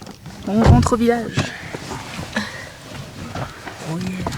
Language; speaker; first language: French; native; French